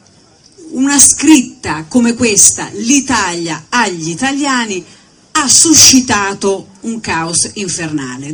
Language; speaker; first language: Italian; native; Italian